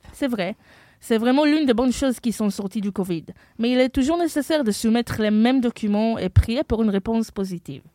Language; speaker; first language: French; non-native, fluent; Hebrew